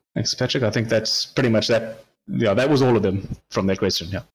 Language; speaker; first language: English; native; English